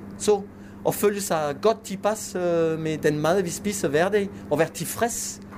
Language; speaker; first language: Danish; non-native, fluent; French